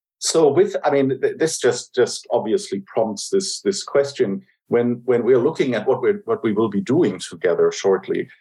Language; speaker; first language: English; non-native, fluent; German